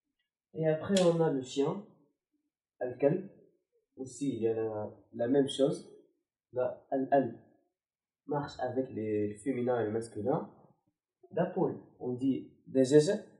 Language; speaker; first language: French; non-native, learner; Arabic